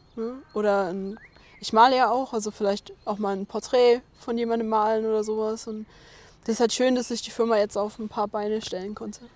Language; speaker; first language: German; native; German